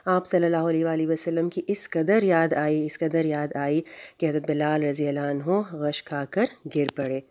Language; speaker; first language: Urdu; native; Urdu